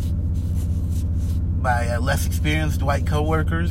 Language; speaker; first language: English; native; English